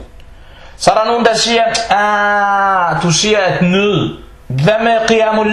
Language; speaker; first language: Danish; non-native, fluent; Arabic